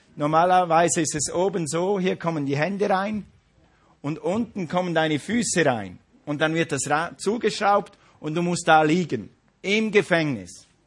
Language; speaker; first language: German; non-native, fluent; English